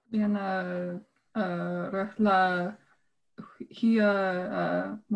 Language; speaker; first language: Arabic; non-native, learner; English